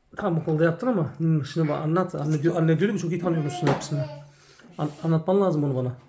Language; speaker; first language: Turkish; early bilingual, heritage; Turkish